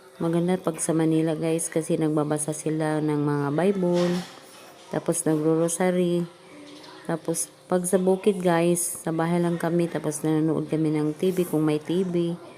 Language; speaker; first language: Filipino; non-native, local second language; Cebuano